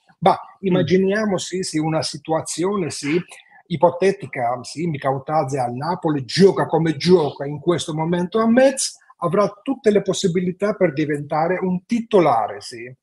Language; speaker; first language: Italian; non-native, fluent; Georgian